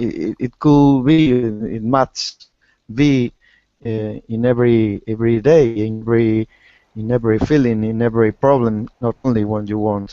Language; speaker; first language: English; non-native, learner; Spanish